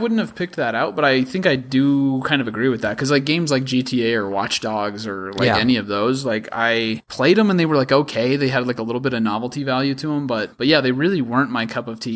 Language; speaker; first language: English; native; English